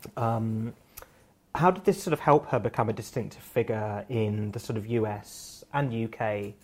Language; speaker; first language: English; native; English